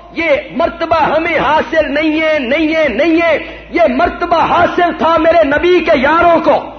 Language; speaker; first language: Urdu; non-native, local second language; Punjabi